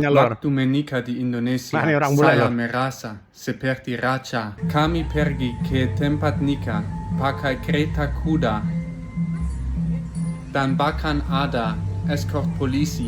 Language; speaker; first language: Indonesian; non-native, fluent; German